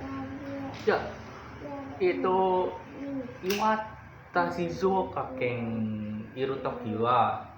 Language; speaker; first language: Japanese; non-native, learner; Indonesian